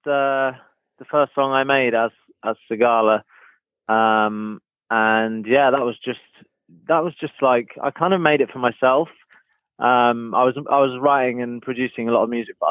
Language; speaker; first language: English; native; English